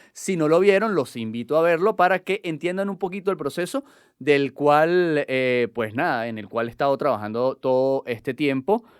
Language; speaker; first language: Spanish; native; Spanish